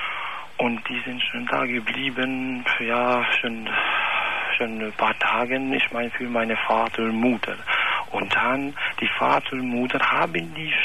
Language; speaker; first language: German; non-native, learner; Albanian